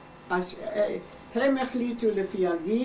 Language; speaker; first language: Hebrew; non-native, fluent; German